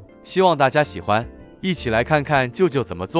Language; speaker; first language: Chinese; native; Chinese